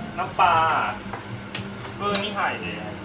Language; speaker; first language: Japanese; non-native, learner; Thai